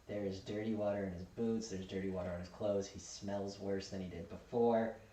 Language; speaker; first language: English; native; English